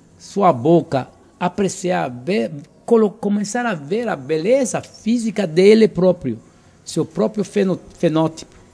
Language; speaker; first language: Portuguese; non-native, fluent; Spanish